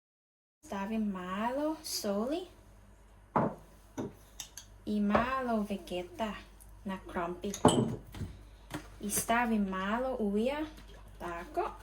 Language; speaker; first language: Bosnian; non-native, learner; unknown